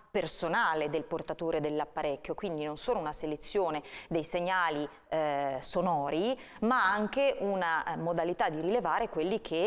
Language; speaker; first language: Italian; native; Italian